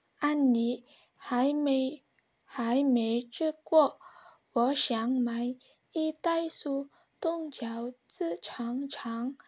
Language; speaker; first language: Chinese; non-native, learner; Indonesian